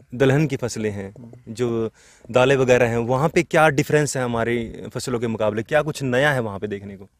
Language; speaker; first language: Hindi; native; Hindi